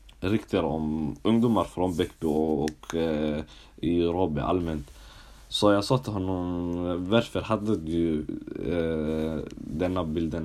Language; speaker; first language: Swedish; early bilingual, other home language; Somali